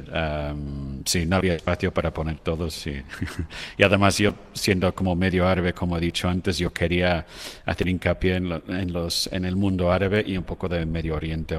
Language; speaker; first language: Spanish; non-native, fluent; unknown